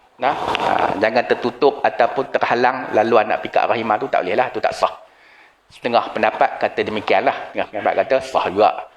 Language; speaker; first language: Malay; native; Malay